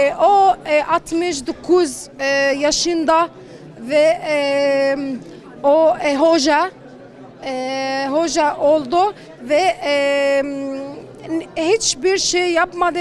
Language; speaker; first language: Turkish; non-native, learner; Arabic